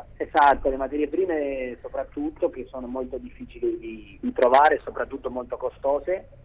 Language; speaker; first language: Italian; non-native, fluent; Spanish